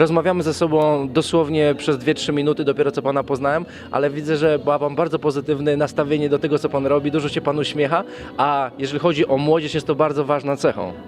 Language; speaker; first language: Polish; native; Polish